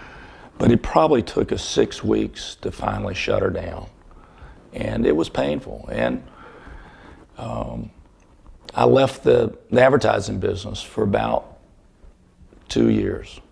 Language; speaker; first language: English; native; English